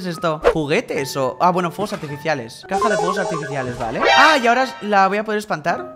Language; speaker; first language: Spanish; native; Spanish